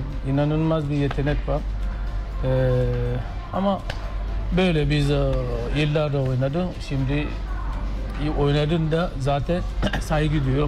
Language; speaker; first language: Turkish; non-native, learner; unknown